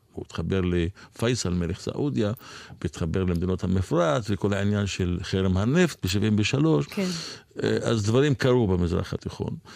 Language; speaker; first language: Hebrew; non-native, local second language; Arabic